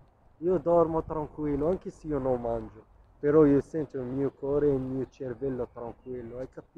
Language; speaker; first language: Italian; non-native, learner; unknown